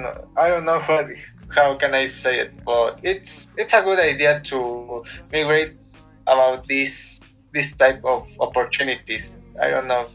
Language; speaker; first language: English; non-native, learner; Spanish